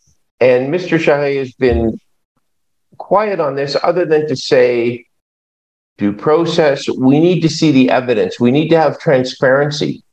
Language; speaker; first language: English; native; English